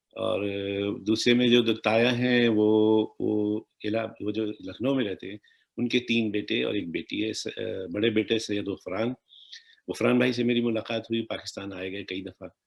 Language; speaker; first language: Urdu; native; Urdu